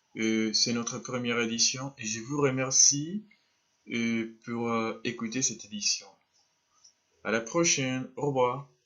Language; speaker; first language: French; non-native, fluent; Spanish